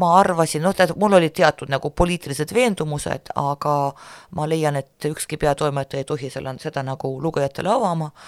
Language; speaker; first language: Estonian; non-native, local second language; Russian